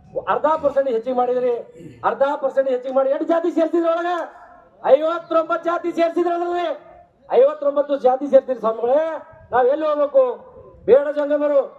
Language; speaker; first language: Kannada; non-native, local second language; Lambadi